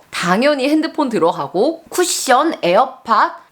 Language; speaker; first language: Korean; native; Korean